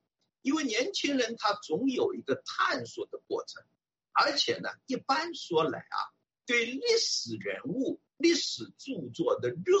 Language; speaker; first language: Chinese; native; Chinese